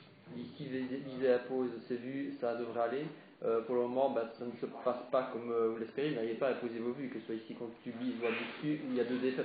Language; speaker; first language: French; native; French